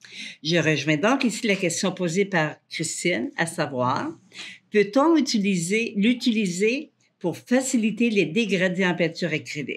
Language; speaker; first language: French; native; French